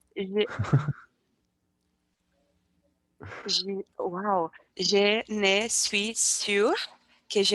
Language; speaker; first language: French; non-native, learner; Portuguese